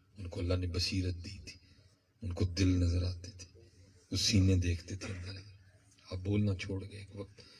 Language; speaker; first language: Urdu; non-native, local second language; Punjabi